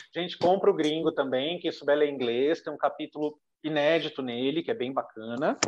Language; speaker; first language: Portuguese; native; Portuguese